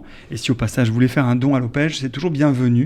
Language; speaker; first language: French; native; French